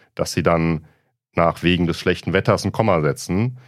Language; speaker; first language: German; native; German